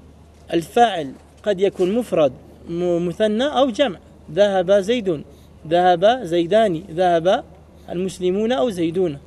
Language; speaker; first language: Arabic; non-native, fluent; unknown